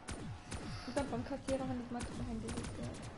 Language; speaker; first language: German; native; German